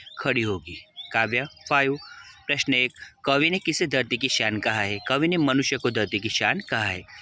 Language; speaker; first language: Hindi; non-native, local second language; Gujarati